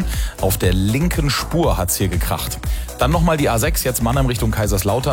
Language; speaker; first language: German; native; German